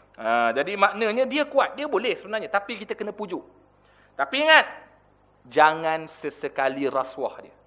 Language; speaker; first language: Malay; native; Malay